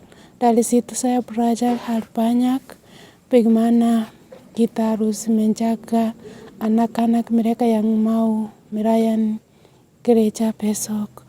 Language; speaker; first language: Indonesian; non-native, learner; Swahili